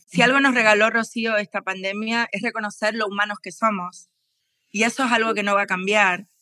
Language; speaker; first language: Spanish; native; Spanish